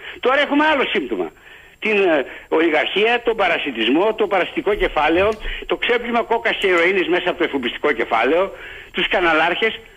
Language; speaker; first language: Greek; native; Greek